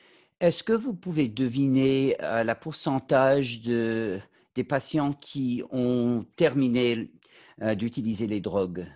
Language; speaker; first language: French; non-native, fluent; English